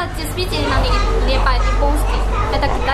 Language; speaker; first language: Russian; non-native, fluent; Chinese